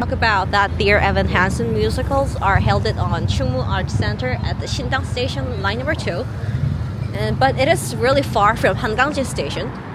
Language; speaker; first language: English; non-native, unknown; Korean